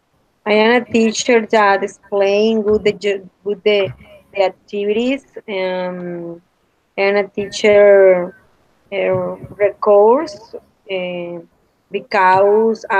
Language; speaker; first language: English; non-native, learner; Spanish